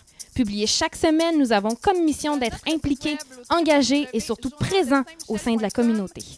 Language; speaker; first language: French; native; French